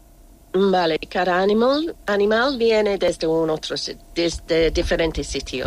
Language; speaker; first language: Spanish; non-native, learner; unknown